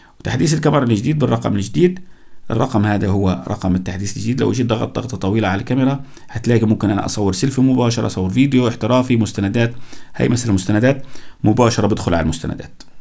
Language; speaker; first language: Arabic; native; Arabic